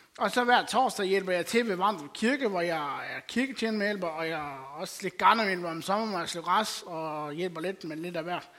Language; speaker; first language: Danish; native; Danish